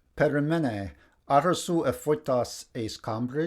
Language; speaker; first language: Greek; non-native, fluent; English